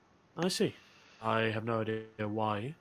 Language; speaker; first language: English; native; English